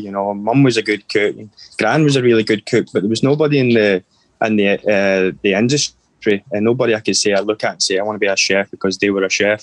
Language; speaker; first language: English; native; English